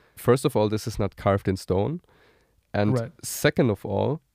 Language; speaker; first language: English; non-native, fluent; German